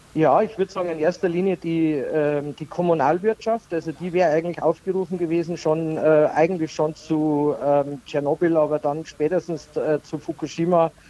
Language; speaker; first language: German; native; German